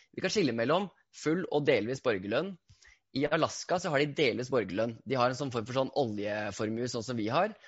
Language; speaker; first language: Norwegian; native; Norwegian